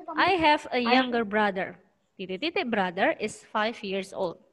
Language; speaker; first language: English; non-native, learner; Indonesian